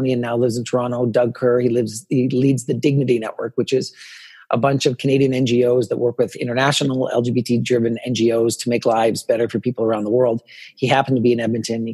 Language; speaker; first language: English; native; English